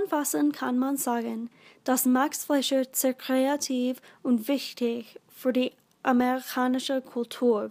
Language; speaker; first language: German; non-native, learner; English